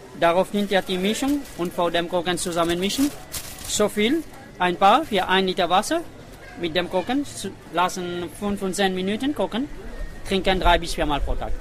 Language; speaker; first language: German; non-native, learner; Morisyen